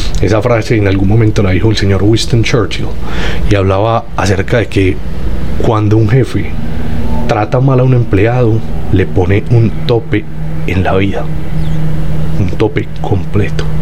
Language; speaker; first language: Spanish; native; Spanish